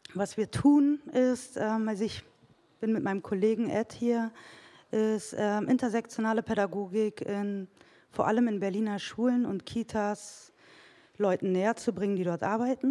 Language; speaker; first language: German; early bilingual, other home language; Turkish